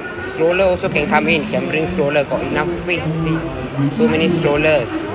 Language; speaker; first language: English; non-native, local second language; Malay